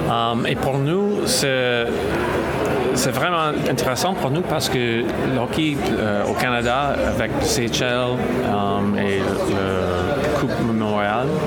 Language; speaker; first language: French; non-native, local second language; English